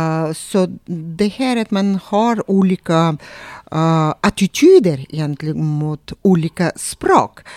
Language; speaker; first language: Swedish; non-native, fluent; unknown